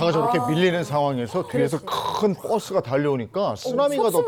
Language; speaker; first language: Korean; native; Korean